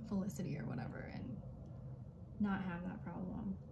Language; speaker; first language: English; native; English